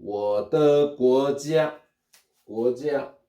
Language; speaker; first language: Chinese; non-native, fluent; Korean